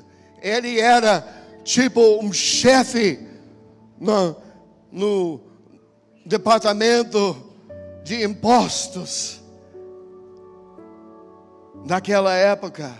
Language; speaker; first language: Portuguese; non-native, fluent; English